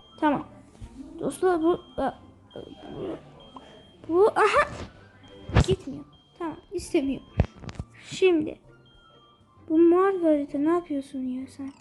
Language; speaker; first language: Turkish; early bilingual, heritage; Turkish